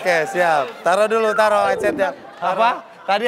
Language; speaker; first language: Indonesian; native; Indonesian